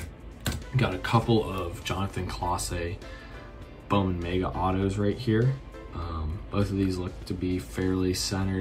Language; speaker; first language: English; native; English